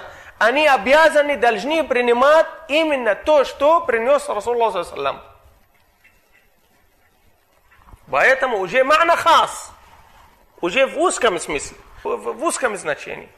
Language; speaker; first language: Russian; non-native, fluent; Arabic